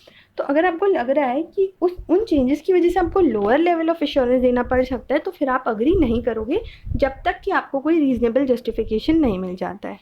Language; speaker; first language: Hindi; native; Hindi